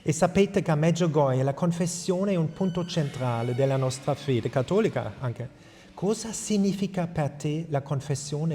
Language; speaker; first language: Italian; non-native, fluent; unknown